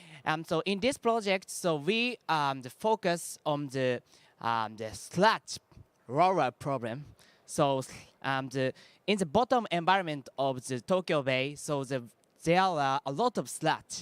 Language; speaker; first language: English; non-native, learner; Japanese